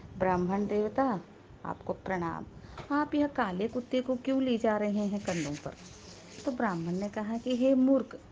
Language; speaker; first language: Hindi; non-native, local second language; Telugu